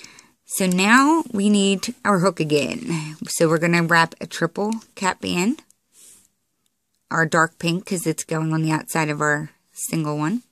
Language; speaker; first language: English; native; English